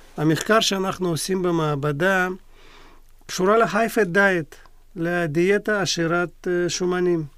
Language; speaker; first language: Hebrew; non-native, fluent; Russian